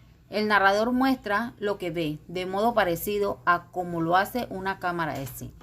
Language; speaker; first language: Spanish; native; Spanish